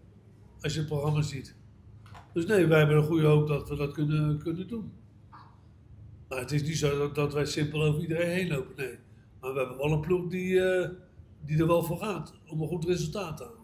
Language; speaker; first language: Dutch; native; Dutch